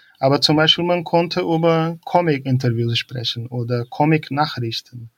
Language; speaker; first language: German; non-native, fluent; Portuguese